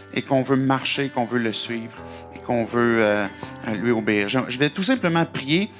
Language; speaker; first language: French; native; French